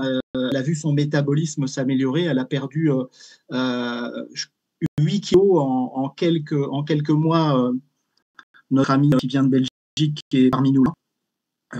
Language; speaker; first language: French; native; French